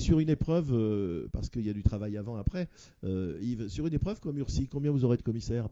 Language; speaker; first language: French; native; French